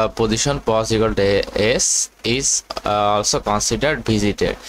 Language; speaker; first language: English; non-native, local second language; Bangla